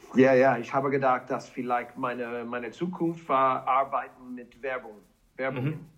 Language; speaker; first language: German; non-native, learner; English